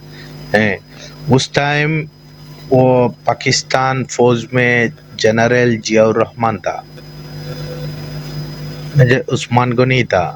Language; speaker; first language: Hindi; non-native, fluent; Bangla